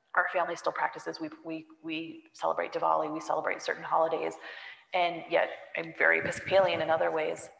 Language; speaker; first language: English; native; English